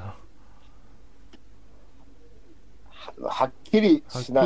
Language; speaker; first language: Japanese; non-native, learner; Chinese